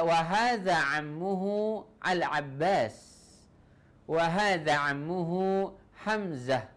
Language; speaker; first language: Arabic; non-native, fluent; Indonesian